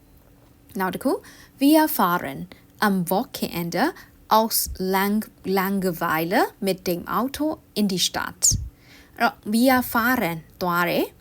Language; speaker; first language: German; non-native, fluent; Burmese